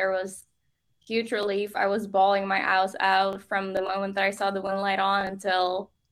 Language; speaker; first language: English; non-native, fluent; Norwegian